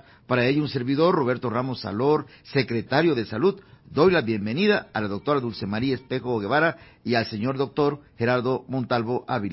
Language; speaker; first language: Spanish; native; Spanish